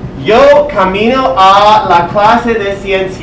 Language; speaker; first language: Spanish; non-native, fluent; English